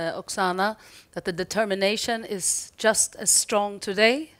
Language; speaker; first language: English; non-native, fluent; Swedish